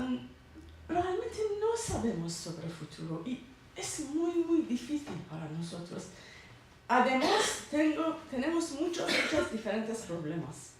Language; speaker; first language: Spanish; non-native, learner; Persian